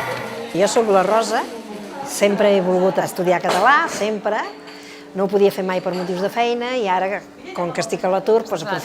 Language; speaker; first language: Catalan; non-native, local second language; Spanish